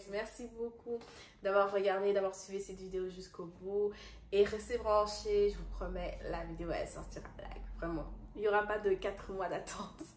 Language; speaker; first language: French; non-native, fluent; Dutch